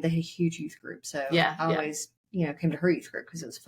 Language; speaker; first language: English; native; English